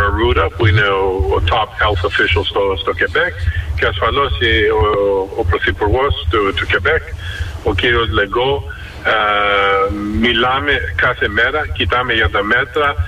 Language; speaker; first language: Greek; early bilingual, heritage; Greek